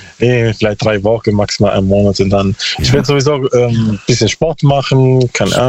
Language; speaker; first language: German; non-native, learner; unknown